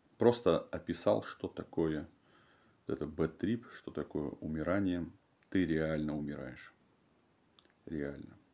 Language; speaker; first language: Russian; native; Russian